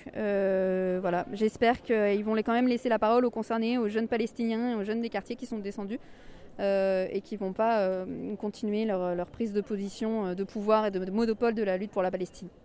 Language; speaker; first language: French; native; French